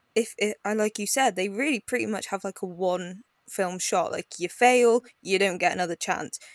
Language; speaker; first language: English; native; English